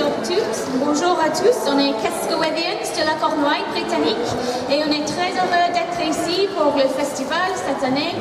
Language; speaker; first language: French; non-native, fluent; English